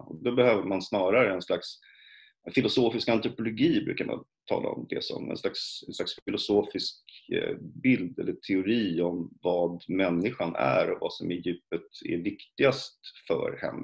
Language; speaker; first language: Swedish; native; Swedish